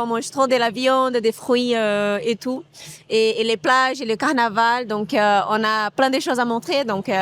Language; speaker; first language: French; non-native, fluent; Portuguese